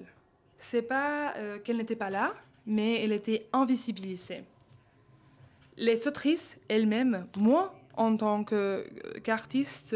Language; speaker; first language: French; non-native, fluent; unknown